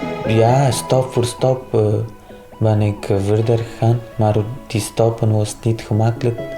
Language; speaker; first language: Dutch; non-native, learner; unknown